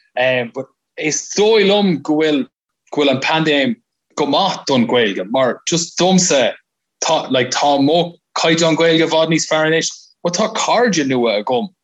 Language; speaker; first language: Irish; non-native, local second language; English